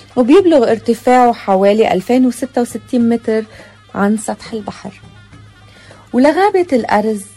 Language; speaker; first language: Arabic; native; Arabic